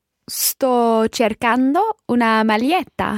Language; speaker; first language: Italian; non-native, learner; English